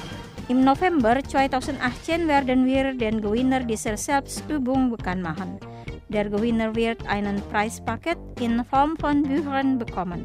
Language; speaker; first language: German; non-native, fluent; Indonesian